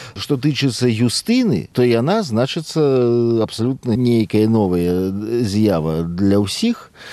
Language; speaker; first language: Belarusian; native; Belarusian